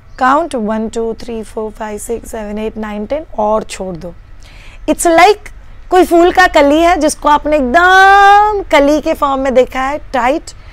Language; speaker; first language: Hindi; non-native, local second language; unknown